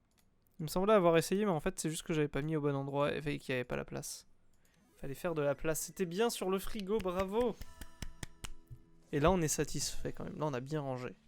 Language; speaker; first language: French; native; French